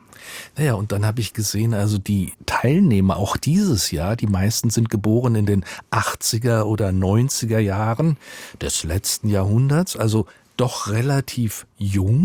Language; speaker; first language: German; native; German